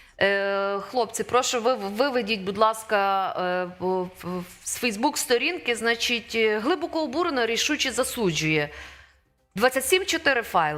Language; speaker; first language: Ukrainian; native; Ukrainian